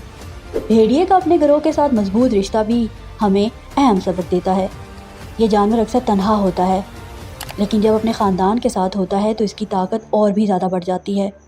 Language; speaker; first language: Urdu; native; Urdu